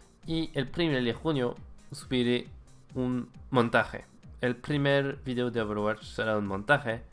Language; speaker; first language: Spanish; non-native, fluent; French